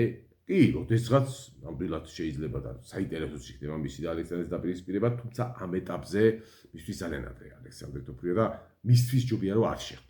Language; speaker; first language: Georgian; native; Georgian